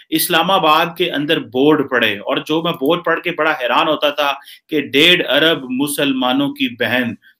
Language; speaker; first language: Hindi; native; Hindi